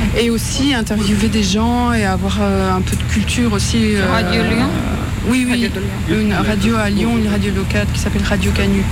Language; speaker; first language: French; native; French